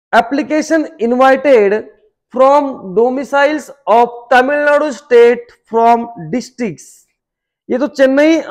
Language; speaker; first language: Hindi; non-native, local second language; Marathi